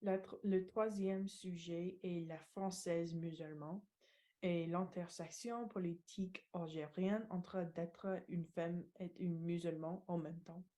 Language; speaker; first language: French; non-native, learner; English